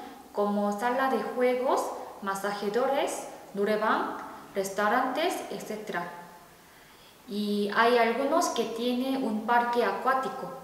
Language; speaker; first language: Spanish; non-native, fluent; Korean